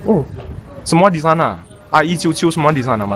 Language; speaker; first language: Indonesian; native; Indonesian